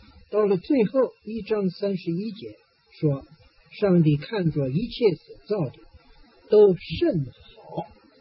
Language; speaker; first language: Chinese; native; Chinese